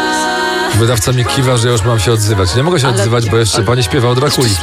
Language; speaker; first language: Polish; native; Polish